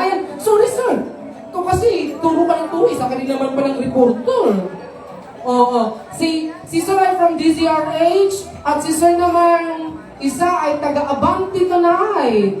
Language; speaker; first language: Filipino; native; Filipino